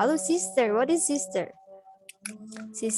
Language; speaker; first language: English; non-native, learner; Indonesian